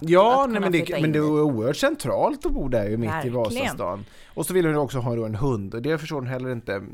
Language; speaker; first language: Swedish; native; Swedish